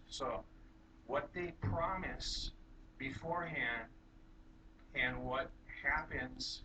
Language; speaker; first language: English; native; English